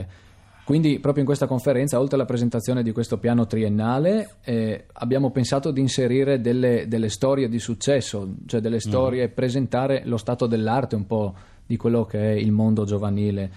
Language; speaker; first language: Italian; native; Italian